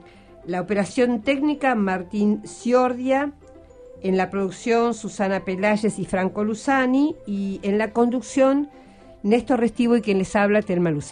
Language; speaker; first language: Spanish; native; Spanish